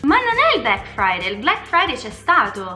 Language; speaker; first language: Italian; native; Italian